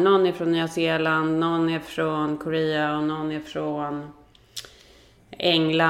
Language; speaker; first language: Swedish; native; Swedish